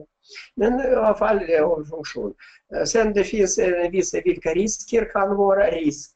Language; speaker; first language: Swedish; non-native, fluent; Russian